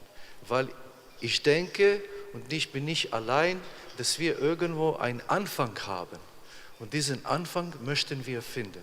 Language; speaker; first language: German; non-native, fluent; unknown